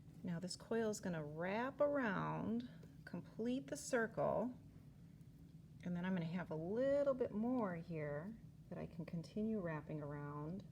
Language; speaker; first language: English; native; English